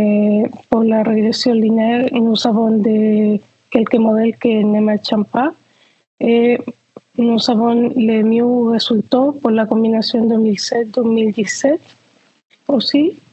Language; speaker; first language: French; non-native, fluent; Spanish